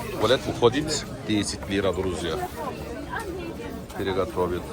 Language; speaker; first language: Russian; non-native, learner; Turkish